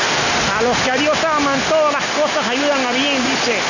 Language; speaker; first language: Spanish; native; Spanish